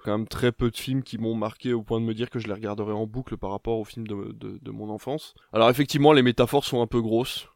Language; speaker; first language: French; native; French